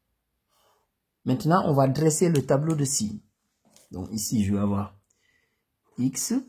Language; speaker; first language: French; native; French